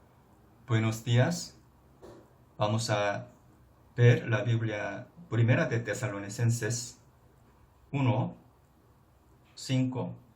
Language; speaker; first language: Spanish; non-native, fluent; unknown